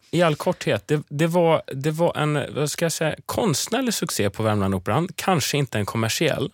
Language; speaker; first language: Swedish; native; Swedish